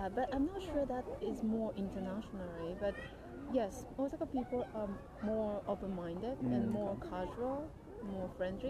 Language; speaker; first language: English; non-native, learner; Japanese